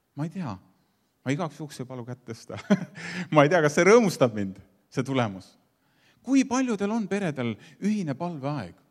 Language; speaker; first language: Estonian; native; Estonian